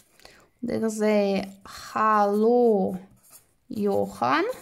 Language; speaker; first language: German; non-native, fluent; Russian